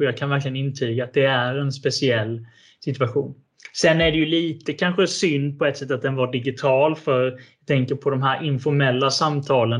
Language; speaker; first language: Swedish; native; Swedish